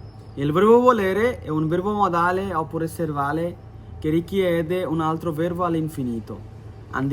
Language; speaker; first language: Italian; non-native, fluent; Bangla